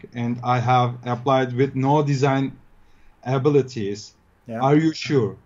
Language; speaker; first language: English; non-native, fluent; Turkish